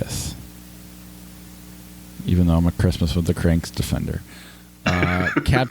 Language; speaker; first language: English; native; English